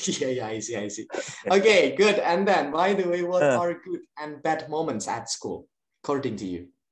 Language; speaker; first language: English; non-native, fluent; Indonesian